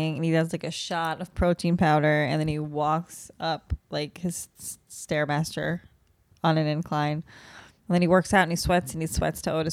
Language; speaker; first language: English; native; English